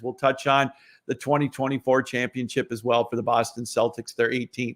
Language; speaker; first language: English; native; English